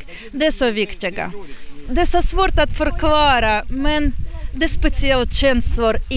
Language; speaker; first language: Swedish; non-native, learner; Ukrainian